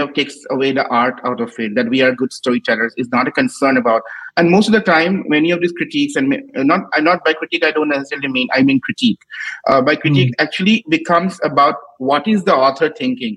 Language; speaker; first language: English; non-native, local second language; Assamese